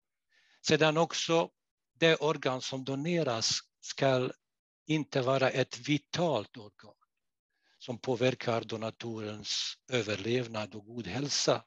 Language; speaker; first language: Swedish; non-native, fluent; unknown